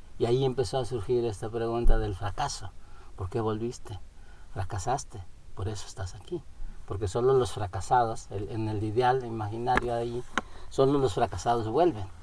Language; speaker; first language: Spanish; non-native, local second language; Nahuatl languages